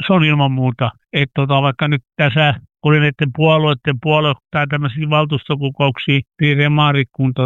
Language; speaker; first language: Finnish; native; Finnish